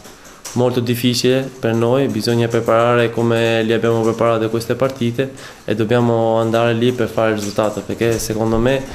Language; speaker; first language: Italian; non-native, fluent; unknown